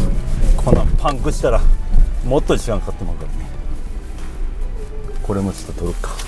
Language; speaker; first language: Japanese; native; Japanese